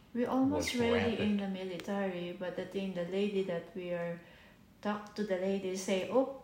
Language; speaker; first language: English; non-native, local second language; Filipino